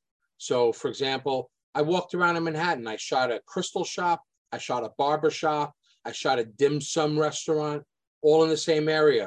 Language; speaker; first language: English; native; English